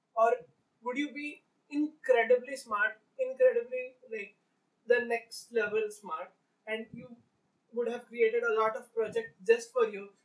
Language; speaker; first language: English; non-native, local second language; Marathi